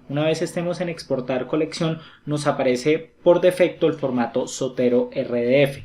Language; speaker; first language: Spanish; native; Spanish